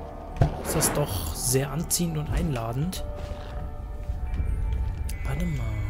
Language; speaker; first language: German; native; German